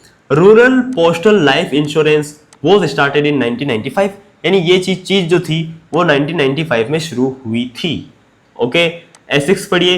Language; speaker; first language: Hindi; native; Hindi